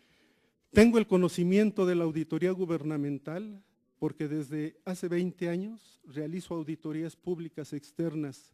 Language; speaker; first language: Spanish; native; Spanish